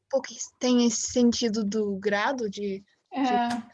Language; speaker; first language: Portuguese; non-native, fluent; English